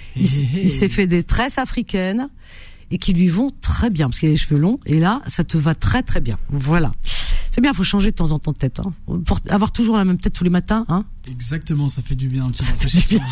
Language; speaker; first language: French; native; French